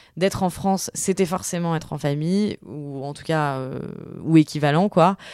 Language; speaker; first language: French; native; French